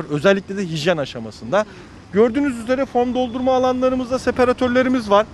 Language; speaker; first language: Turkish; native; Turkish